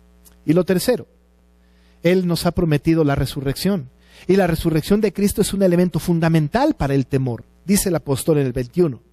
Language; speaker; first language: Spanish; native; Spanish